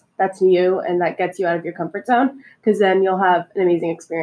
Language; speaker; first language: English; non-native, fluent; Czech